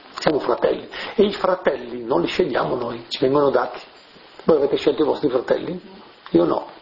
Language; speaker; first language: Italian; native; Italian